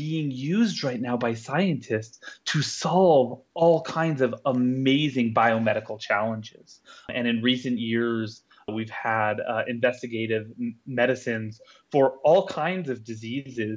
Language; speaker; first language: English; native; English